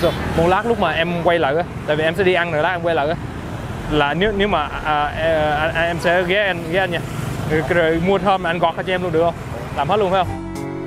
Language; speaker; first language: Vietnamese; early bilingual, heritage; Vietnamese